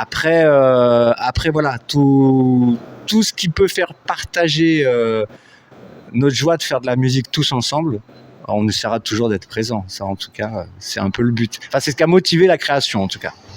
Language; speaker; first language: French; native; French